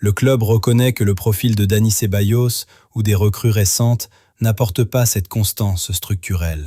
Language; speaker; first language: French; native; French